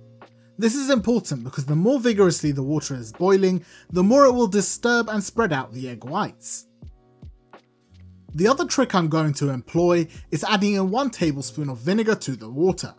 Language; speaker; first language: English; native; English